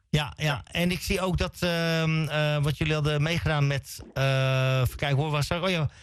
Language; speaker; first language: Dutch; native; Dutch